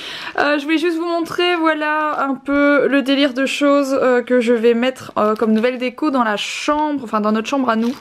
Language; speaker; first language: French; native; French